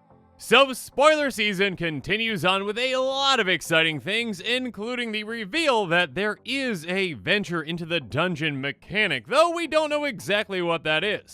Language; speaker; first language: English; native; English